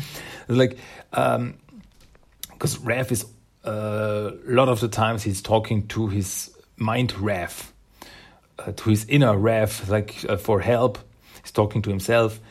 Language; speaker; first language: English; non-native, fluent; German